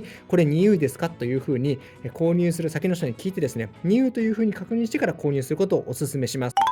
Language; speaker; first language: Japanese; native; Japanese